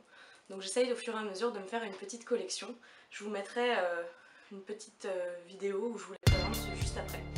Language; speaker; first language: French; native; French